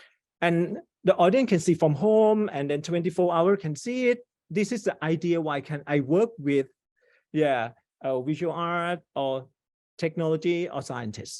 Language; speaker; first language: English; non-native, fluent; Thai